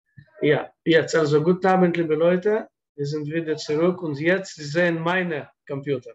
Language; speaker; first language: German; non-native, fluent; Russian